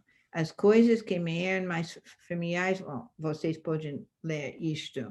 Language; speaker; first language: Portuguese; non-native, fluent; English